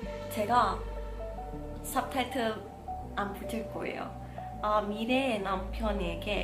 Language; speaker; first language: Korean; non-native, fluent; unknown